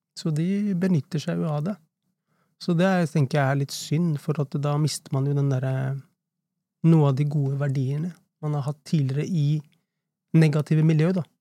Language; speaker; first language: Norwegian; early bilingual, other home language; Urdu